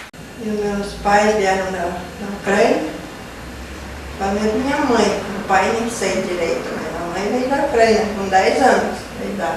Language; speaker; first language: Portuguese; non-native, local second language; Ukrainian